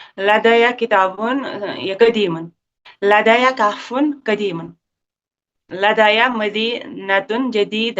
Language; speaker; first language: Arabic; non-native, learner; Kashmiri